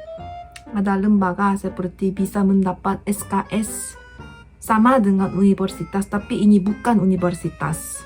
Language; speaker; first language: Indonesian; non-native, fluent; Korean